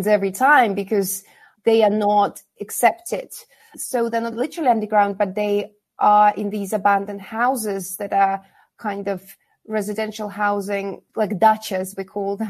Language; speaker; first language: English; non-native, fluent; Kazakh